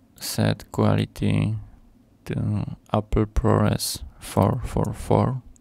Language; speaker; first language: English; non-native, fluent; Polish